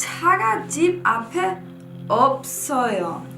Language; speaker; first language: Korean; non-native, learner; English